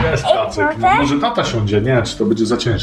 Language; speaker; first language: Polish; native; Polish